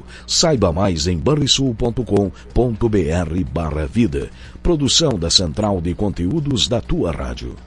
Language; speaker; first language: Portuguese; native; Portuguese